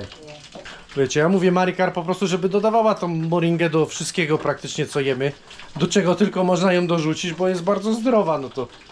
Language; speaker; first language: Polish; native; Polish